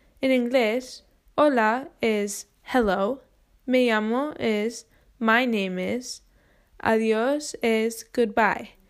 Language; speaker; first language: Spanish; non-native, learner; English